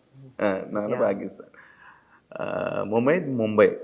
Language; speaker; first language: Telugu; native; Telugu